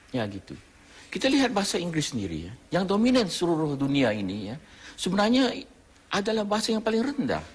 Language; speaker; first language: Malay; non-native, fluent; Thai